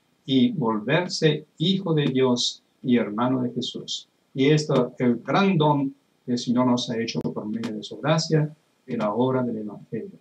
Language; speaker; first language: Spanish; non-native, fluent; Italian